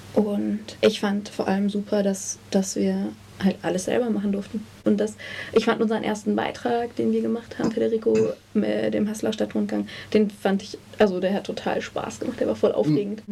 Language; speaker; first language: German; native; German